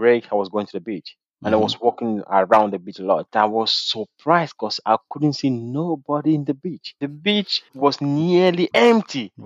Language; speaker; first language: English; non-native, local second language; French